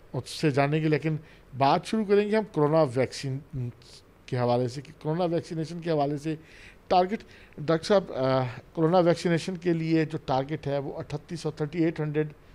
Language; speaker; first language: Urdu; non-native, local second language; Saraiki